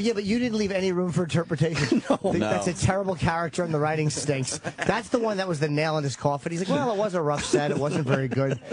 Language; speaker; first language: English; native; English